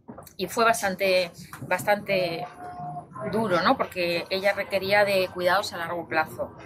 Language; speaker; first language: Spanish; native; Spanish